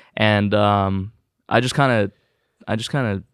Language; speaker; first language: English; early bilingual, other home language; Filipino